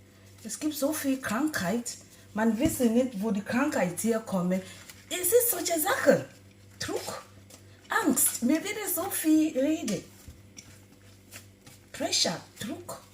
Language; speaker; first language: German; non-native, learner; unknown